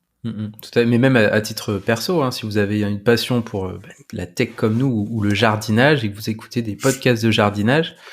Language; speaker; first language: French; native; French